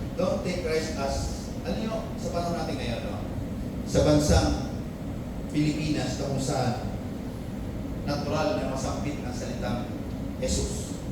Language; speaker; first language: Filipino; non-native, local second language; Iloko